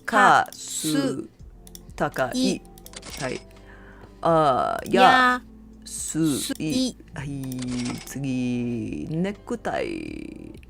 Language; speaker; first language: Japanese; non-native, learner; English